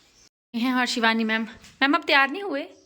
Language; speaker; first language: Hindi; native; Hindi